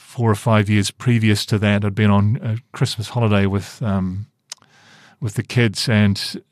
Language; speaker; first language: English; native; English